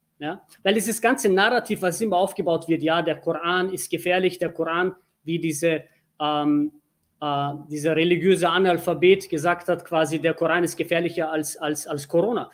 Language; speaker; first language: German; early bilingual, other home language; Turkish